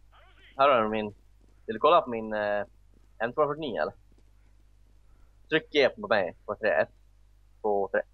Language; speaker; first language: Swedish; native; Swedish